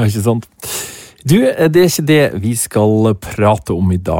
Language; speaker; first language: Norwegian; native; Norwegian